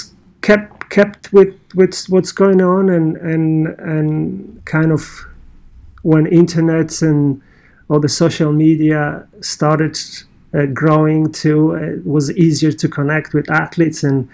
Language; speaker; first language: English; non-native, fluent; Polish